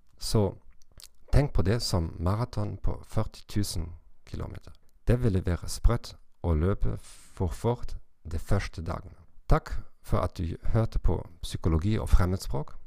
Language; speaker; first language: Norwegian; non-native, learner; German